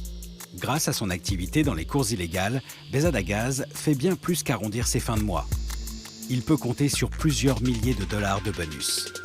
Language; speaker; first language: French; native; French